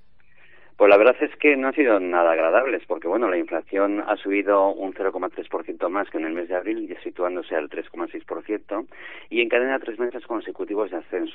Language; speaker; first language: Spanish; native; Spanish